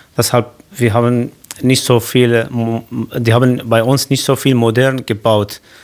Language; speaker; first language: German; non-native, learner; Kurdish